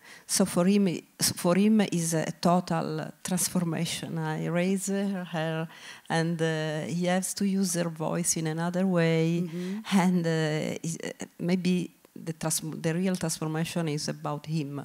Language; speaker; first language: English; non-native, learner; Italian